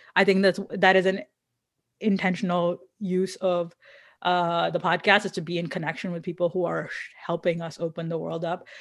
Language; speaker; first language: English; non-native, local second language; Hindi